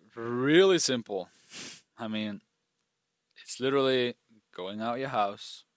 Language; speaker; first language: English; non-native, fluent; German